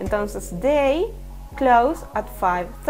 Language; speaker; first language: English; non-native, fluent; Spanish